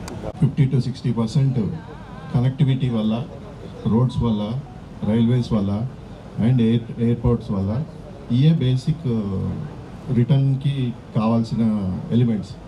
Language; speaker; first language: Telugu; native; Telugu